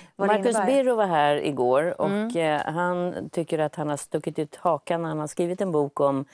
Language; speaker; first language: Swedish; native; Swedish